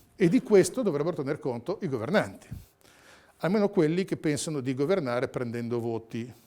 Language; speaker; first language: Italian; native; Italian